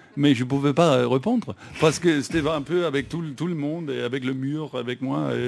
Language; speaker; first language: French; non-native, fluent; Danish